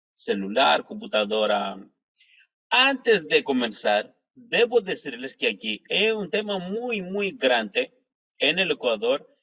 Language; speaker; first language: Spanish; non-native, fluent; Greek